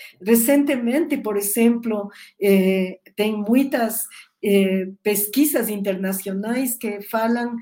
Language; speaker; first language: Portuguese; non-native, learner; Spanish